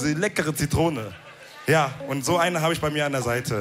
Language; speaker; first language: German; early bilingual, other home language; Wolof